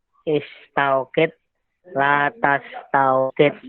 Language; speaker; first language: Arabic; non-native, learner; Indonesian